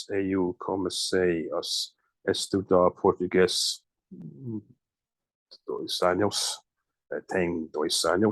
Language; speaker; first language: Portuguese; non-native, learner; English